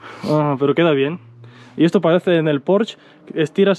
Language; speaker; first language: Spanish; native; Spanish